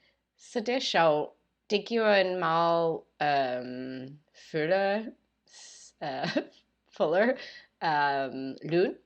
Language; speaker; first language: Danish; non-native, fluent; English